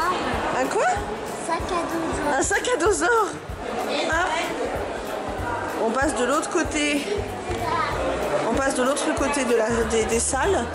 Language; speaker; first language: French; native; French